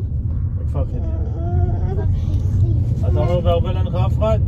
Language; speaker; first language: Hebrew; native; Hebrew